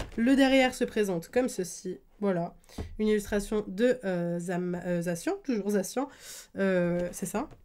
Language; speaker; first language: French; native; French